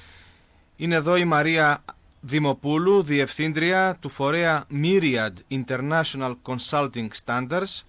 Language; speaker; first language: Greek; native; Greek